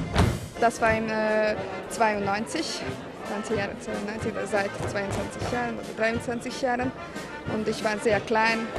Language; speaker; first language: German; non-native, local second language; Hungarian